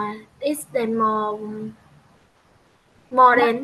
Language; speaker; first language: English; non-native, learner; Vietnamese